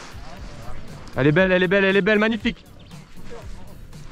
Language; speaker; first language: French; native; French